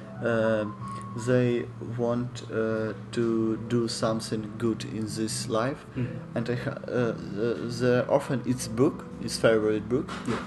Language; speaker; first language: English; non-native, learner; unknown